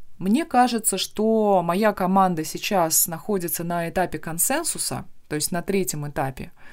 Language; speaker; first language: Russian; native; Russian